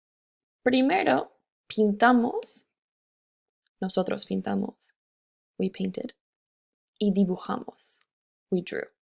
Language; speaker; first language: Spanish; non-native, fluent; English